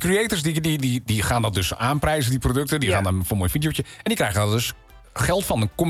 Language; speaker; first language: Dutch; native; Dutch